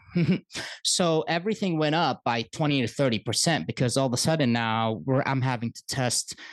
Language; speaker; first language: English; early bilingual, other home language; Arabic